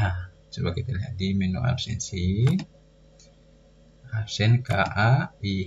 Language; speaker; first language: Indonesian; native; Indonesian